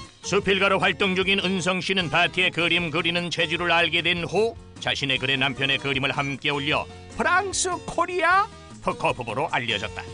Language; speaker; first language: Korean; native; Korean